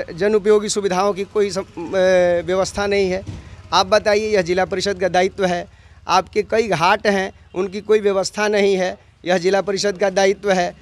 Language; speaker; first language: Hindi; native; Hindi